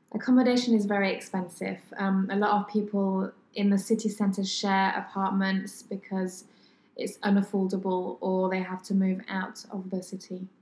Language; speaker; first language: English; non-native, fluent; French